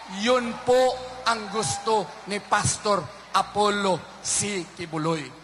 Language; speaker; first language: Filipino; non-native, local second language; Cebuano